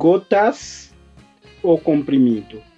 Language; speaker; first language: Portuguese; non-native, fluent; Haitian Creole